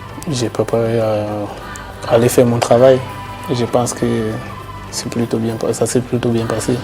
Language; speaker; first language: French; non-native, local second language; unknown